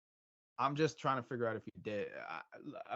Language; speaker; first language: English; native; English